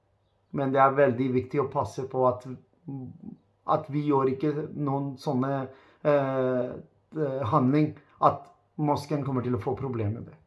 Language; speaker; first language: Norwegian; non-native, learner; Urdu